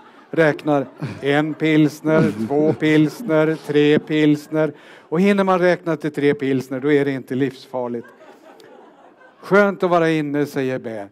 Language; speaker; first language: Swedish; native; Swedish